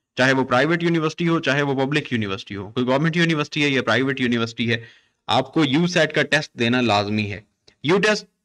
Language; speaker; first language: Urdu; non-native, local second language; Punjabi